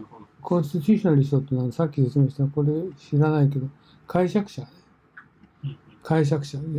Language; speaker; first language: Japanese; native; Japanese